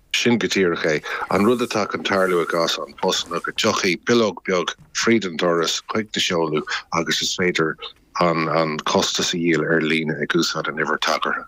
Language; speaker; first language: Irish; native; Irish